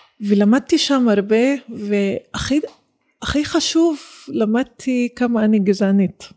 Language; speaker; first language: Hebrew; non-native, local second language; Arabic